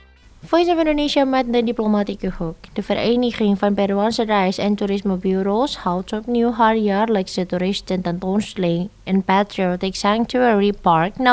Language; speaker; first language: Dutch; non-native, fluent; Indonesian